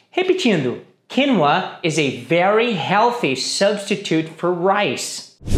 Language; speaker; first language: English; non-native, fluent; Portuguese